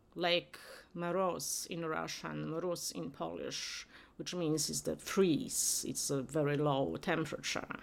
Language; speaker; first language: English; non-native, fluent; Polish